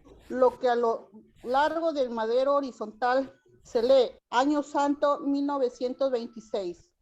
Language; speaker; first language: Spanish; native; Spanish